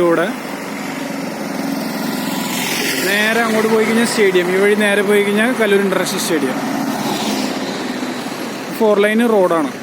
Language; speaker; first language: Malayalam; native; Malayalam